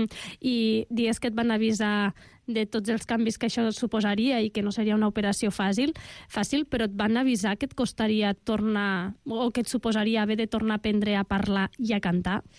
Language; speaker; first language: Catalan; native; Catalan